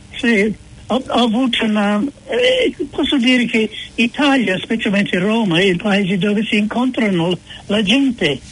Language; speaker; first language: Italian; non-native, fluent; English